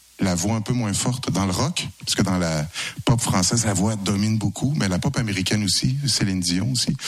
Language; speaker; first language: French; native; French